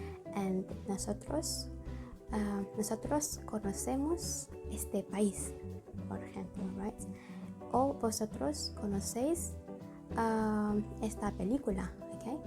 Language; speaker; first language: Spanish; non-native, learner; Indonesian